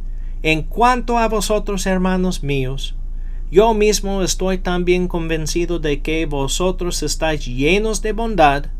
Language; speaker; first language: Spanish; non-native, fluent; English